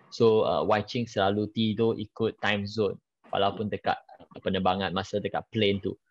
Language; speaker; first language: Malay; non-native, local second language; Chinese